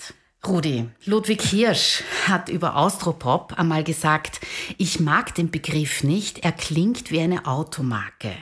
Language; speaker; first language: German; native; German